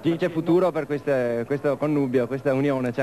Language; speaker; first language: Italian; native; Italian